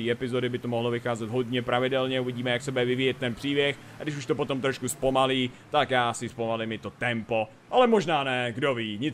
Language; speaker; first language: Czech; native; Czech